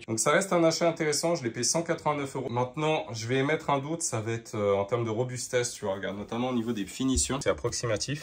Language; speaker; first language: French; native; French